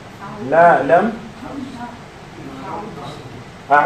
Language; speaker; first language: Arabic; non-native, fluent; Urdu